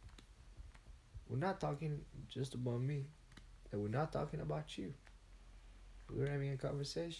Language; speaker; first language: English; non-native, fluent; Italian